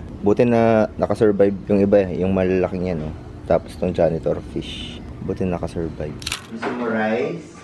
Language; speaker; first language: Filipino; native; Filipino